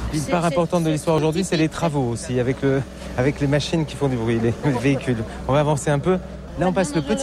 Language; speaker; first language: French; native; French